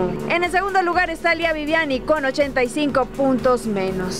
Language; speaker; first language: Spanish; native; Spanish